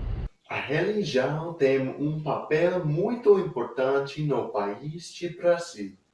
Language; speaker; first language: Portuguese; non-native, learner; English